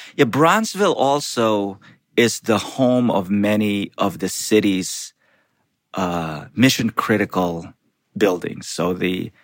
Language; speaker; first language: English; non-native, local second language; Filipino